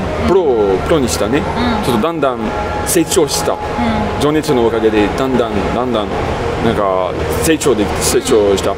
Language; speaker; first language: Japanese; non-native, fluent; French